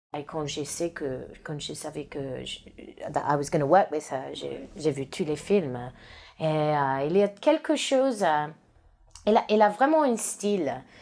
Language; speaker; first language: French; non-native, learner; English